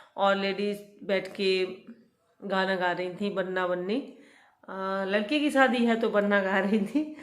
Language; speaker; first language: Hindi; native; Hindi